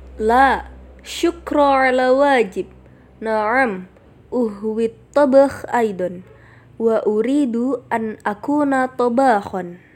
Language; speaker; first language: Arabic; non-native, learner; Indonesian